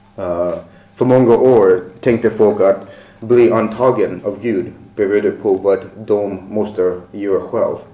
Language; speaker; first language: Swedish; non-native, learner; English